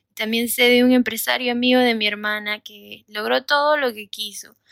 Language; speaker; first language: Spanish; native; Spanish